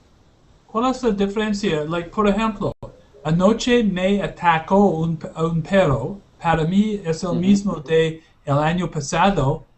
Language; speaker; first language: Spanish; non-native, learner; English